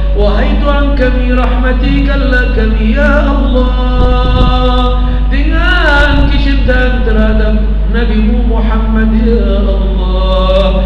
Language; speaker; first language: Malay; non-native, fluent; Arabic